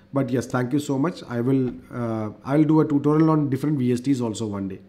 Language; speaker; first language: Hindi; native; Hindi